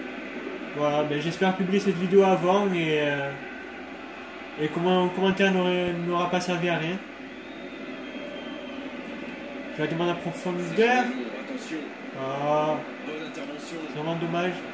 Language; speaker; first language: French; native; French